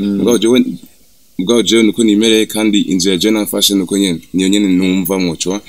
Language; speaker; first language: Rundi; early bilingual, heritage; Rundi